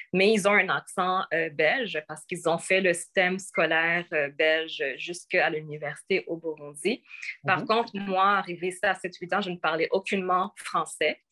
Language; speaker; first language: French; early bilingual, other home language; Rundi